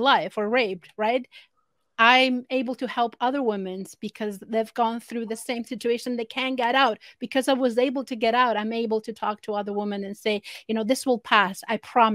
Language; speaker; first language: English; non-native, fluent; Spanish